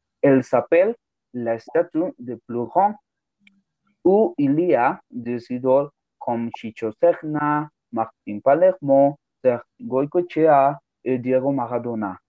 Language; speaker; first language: French; non-native, learner; Spanish